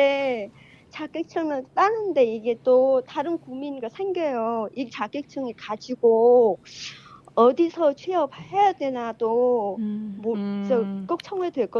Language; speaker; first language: Korean; non-native, fluent; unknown